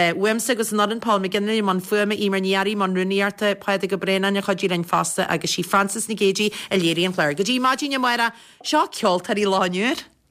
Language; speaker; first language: Irish; native; Irish